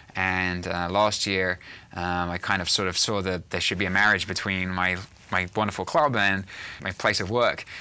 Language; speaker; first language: English; native; English